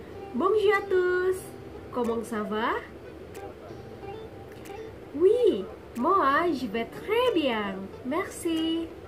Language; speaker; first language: French; non-native, learner; Indonesian